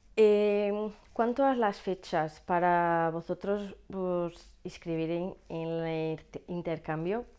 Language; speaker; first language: Spanish; non-native, learner; Portuguese